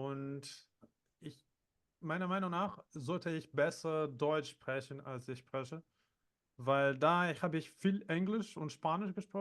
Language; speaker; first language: German; non-native, fluent; Portuguese